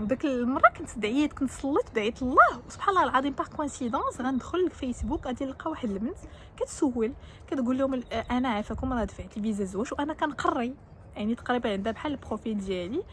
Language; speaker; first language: Arabic; native; Arabic